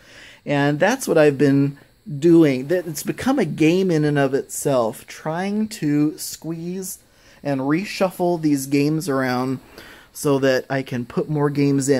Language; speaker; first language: English; native; English